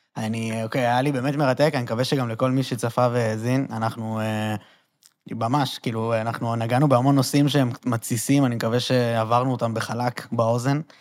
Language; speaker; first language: Hebrew; native; Hebrew